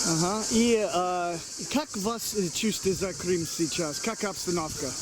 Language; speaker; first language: Russian; non-native, learner; English